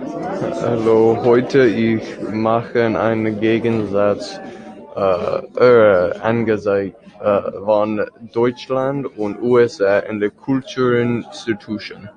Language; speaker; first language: German; non-native, learner; English